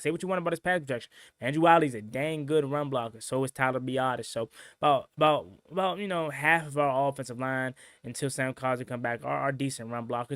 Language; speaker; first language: English; native; English